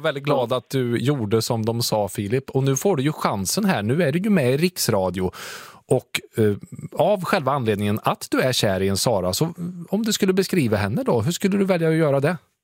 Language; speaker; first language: Swedish; native; Swedish